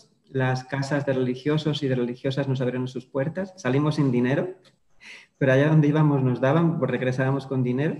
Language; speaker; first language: Spanish; native; Spanish